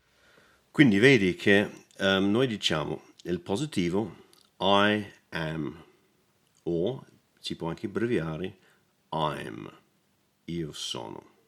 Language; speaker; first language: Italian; non-native, learner; English